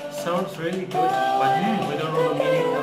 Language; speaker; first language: English; non-native, local second language; Urdu